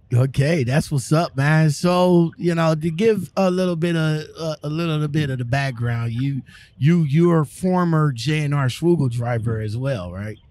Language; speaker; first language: English; native; English